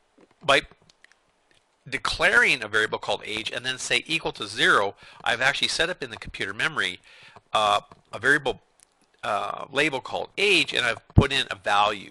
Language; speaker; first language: English; native; English